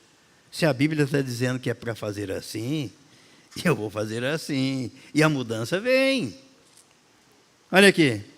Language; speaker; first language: Portuguese; native; Portuguese